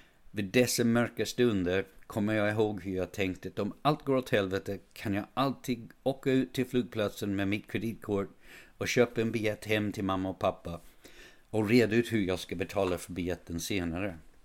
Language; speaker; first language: Swedish; non-native, fluent; English